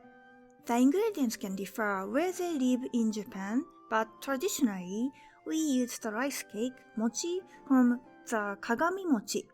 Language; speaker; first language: English; non-native, fluent; Japanese